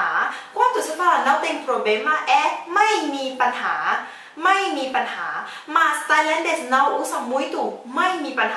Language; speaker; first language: Portuguese; non-native, learner; Thai